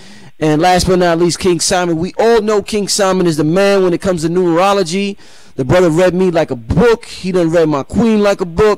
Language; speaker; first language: English; native; English